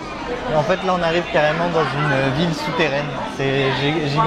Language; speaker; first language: French; native; French